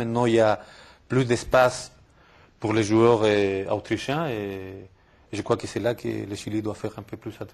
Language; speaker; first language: French; non-native, fluent; Spanish